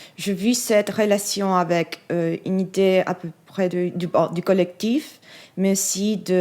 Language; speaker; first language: French; non-native, fluent; Spanish